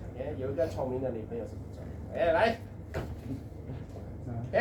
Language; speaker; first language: Chinese; native; Chinese